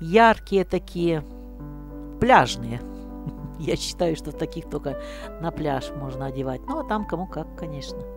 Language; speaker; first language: Russian; native; Russian